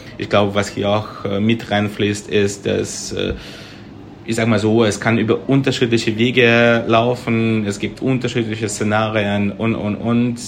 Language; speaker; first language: German; non-native, fluent; Russian